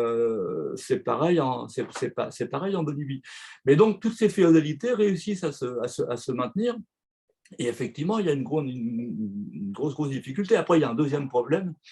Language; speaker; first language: French; native; French